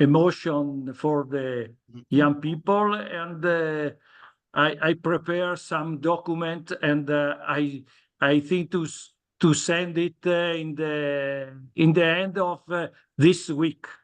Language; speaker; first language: English; non-native, learner; Italian